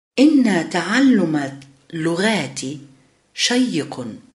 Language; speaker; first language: Arabic; non-native, fluent; Bosnian